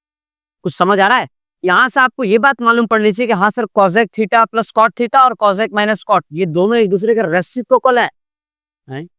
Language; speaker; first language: Hindi; non-native, local second language; Gujarati